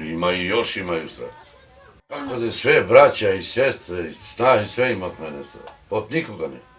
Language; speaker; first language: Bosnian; non-native, local second language; Romany